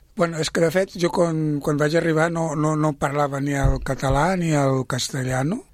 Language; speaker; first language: Catalan; non-native, fluent; Portuguese